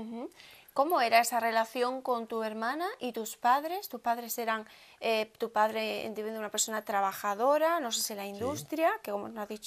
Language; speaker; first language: Spanish; native; Spanish